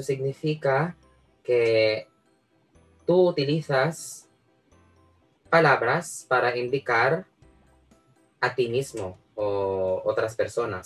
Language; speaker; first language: Spanish; non-native, fluent; Filipino